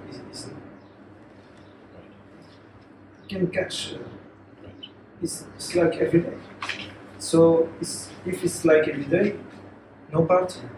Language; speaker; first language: English; non-native, learner; French